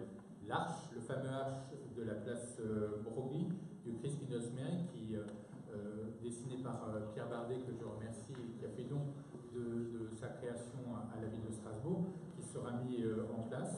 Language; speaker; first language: French; native; French